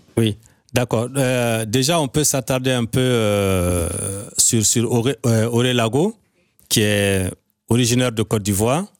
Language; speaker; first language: French; non-native, local second language; Bambara